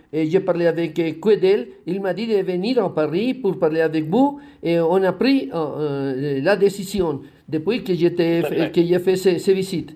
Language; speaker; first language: French; non-native, learner; Spanish